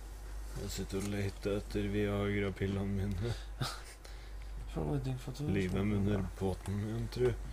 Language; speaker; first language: Norwegian; native; Norwegian